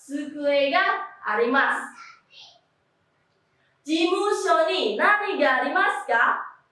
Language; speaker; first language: Japanese; non-native, fluent; Indonesian